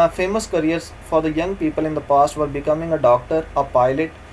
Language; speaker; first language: English; non-native, local second language; Urdu